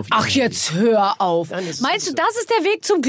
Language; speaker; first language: German; native; German